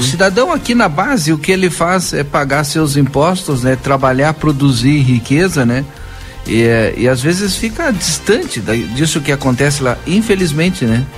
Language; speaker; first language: Portuguese; native; Portuguese